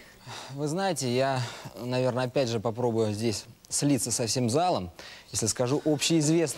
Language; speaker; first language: Russian; native; Russian